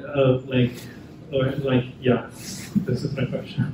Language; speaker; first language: English; non-native, fluent; Chinese